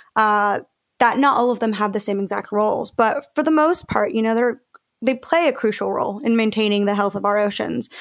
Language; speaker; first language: English; early bilingual, other home language; Spanish